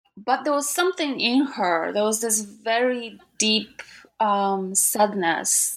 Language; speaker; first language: English; non-native, fluent; Polish